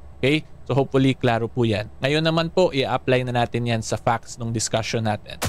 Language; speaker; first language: Filipino; non-native, local second language; Cebuano